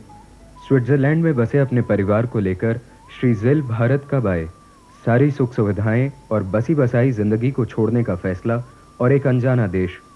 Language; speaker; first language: Hindi; native; Hindi